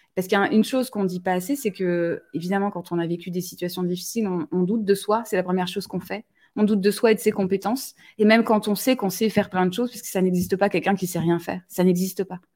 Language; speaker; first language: French; native; French